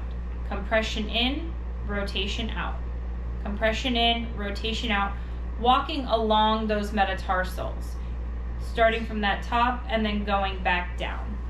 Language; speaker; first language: English; native; English